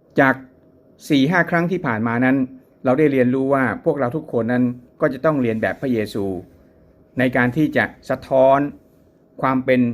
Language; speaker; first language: Thai; native; Thai